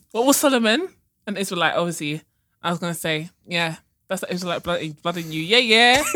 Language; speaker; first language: English; native; English